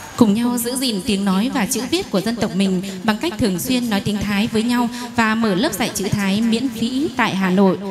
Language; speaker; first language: Vietnamese; non-native, local second language; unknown